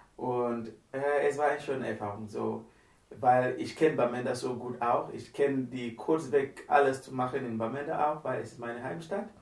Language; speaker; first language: German; non-native, learner; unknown